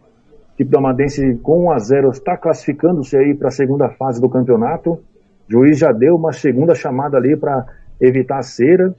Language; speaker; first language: Portuguese; native; Portuguese